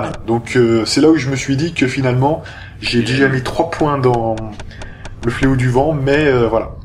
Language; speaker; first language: French; native; French